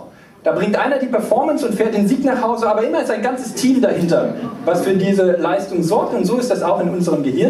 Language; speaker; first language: German; native; German